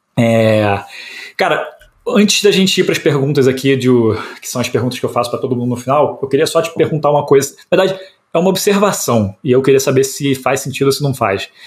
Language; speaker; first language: Portuguese; native; Portuguese